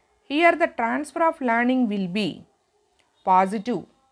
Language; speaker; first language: English; non-native, local second language; Telugu